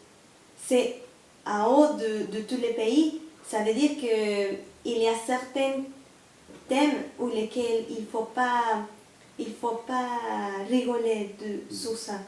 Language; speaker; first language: French; non-native, learner; Spanish